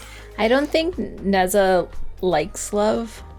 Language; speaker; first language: English; native; English